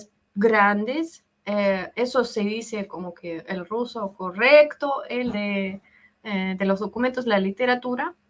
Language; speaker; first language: Spanish; non-native, fluent; Russian